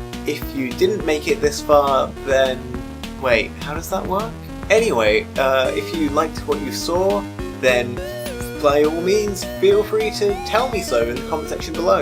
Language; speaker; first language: English; native; English